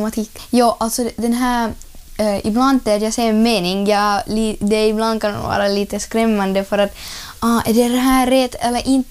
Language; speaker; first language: Swedish; non-native, learner; Russian